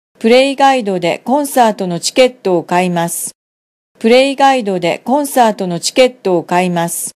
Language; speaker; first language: Japanese; non-native, fluent; Vietnamese